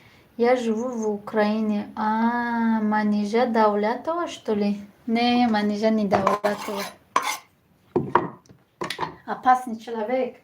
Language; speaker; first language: Russian; non-native, learner; Tajik